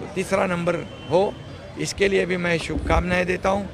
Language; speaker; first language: Hindi; non-native, local second language; Marathi